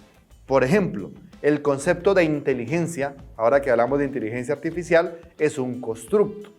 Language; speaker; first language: Spanish; native; Spanish